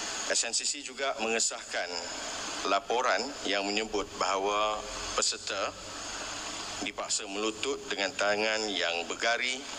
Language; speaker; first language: Malay; native; Malay